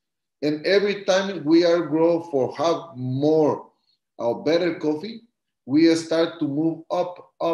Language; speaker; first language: English; non-native, learner; Spanish